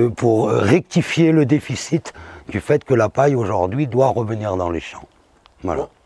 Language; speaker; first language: French; native; French